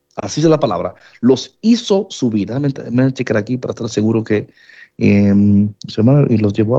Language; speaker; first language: Spanish; native; Spanish